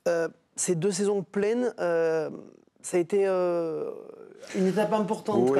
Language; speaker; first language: French; native; French